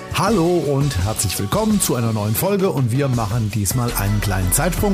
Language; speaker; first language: German; native; German